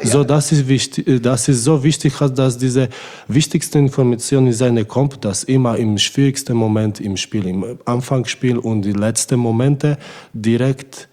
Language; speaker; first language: German; non-native, learner; Polish